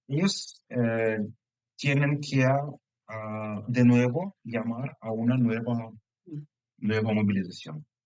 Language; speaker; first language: Spanish; non-native, fluent; Ukrainian